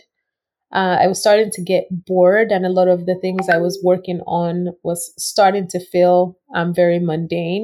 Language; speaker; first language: English; non-native, local second language; Yoruba